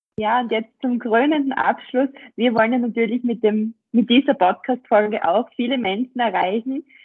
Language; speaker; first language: German; native; German